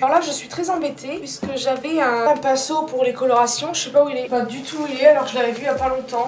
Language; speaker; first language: French; native; French